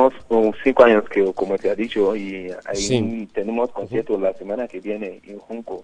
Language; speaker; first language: Spanish; non-native, learner; Yoruba